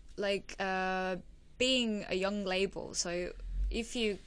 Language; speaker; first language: English; non-native, fluent; Estonian